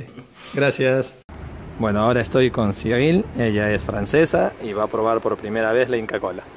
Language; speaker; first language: Spanish; native; Spanish